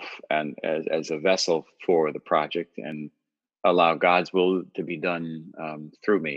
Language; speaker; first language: English; native; English